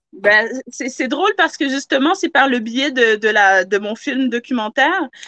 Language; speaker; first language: French; native; French